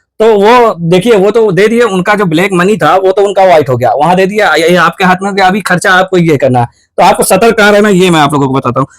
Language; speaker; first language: Hindi; native; Hindi